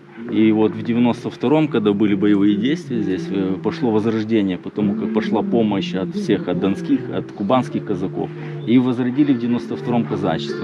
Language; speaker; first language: Russian; native; Russian